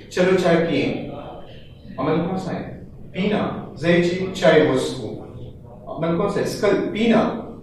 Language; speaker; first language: Urdu; non-native, local second language; Pashto